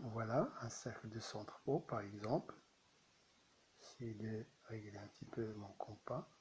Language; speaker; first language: French; non-native, local second language; Arabic